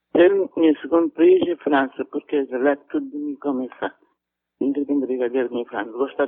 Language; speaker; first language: English; non-native, fluent; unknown